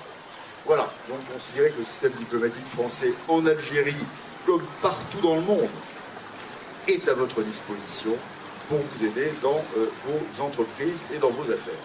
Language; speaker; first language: French; native; French